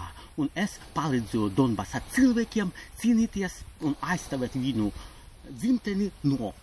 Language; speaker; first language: Latvian; non-native, local second language; Russian